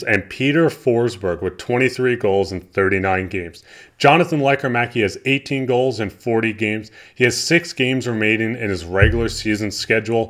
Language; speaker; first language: English; native; English